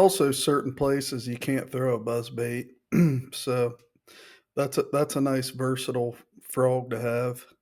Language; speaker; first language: English; native; English